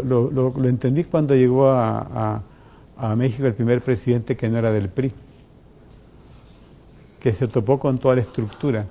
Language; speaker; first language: Spanish; native; Spanish